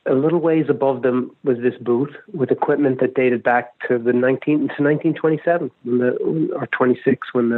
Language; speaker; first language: English; native; English